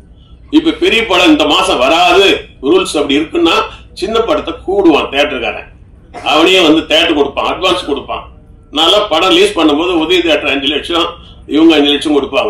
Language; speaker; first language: Tamil; native; Tamil